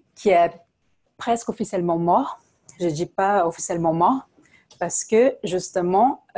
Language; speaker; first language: French; non-native, fluent; Portuguese